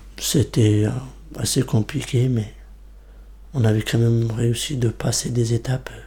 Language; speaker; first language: French; non-native, fluent; Kurdish